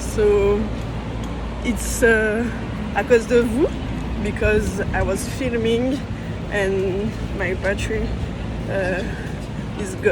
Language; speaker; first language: English; non-native, learner; French